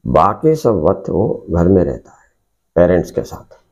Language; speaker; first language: Hindi; non-native, local second language; Odia